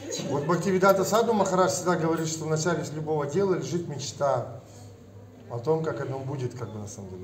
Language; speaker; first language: Russian; native; Russian